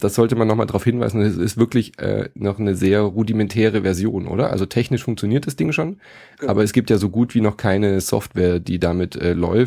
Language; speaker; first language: German; native; German